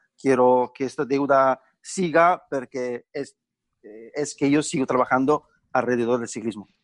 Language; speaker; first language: Spanish; non-native, fluent; Italian